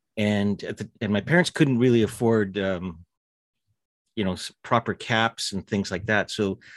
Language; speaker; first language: English; native; English